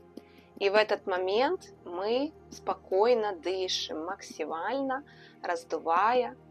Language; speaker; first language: Russian; native; Russian